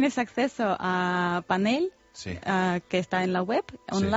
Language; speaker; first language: Spanish; non-native, fluent; Bulgarian